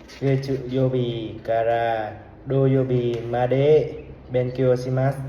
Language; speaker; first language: Japanese; non-native, learner; Vietnamese